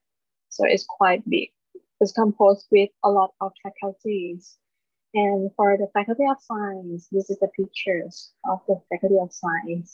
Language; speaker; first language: English; non-native, learner; Thai